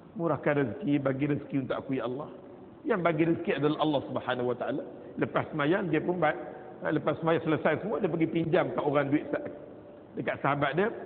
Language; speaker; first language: Malay; native; Malay